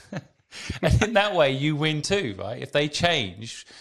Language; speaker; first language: English; native; English